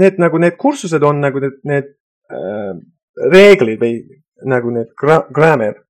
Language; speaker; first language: Estonian; non-native, fluent; Persian